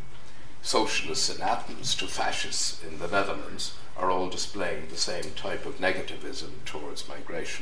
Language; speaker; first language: English; native; English